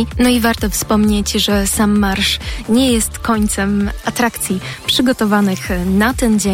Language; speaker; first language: Polish; native; Polish